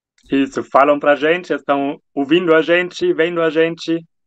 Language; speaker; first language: Portuguese; non-native, fluent; German